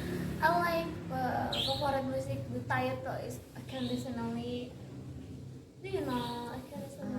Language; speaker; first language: English; non-native, learner; Indonesian